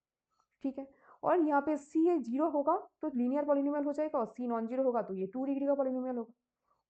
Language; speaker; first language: Hindi; native; Hindi